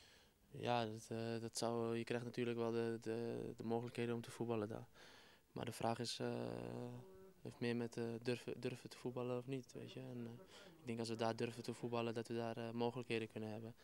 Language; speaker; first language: Dutch; native; Dutch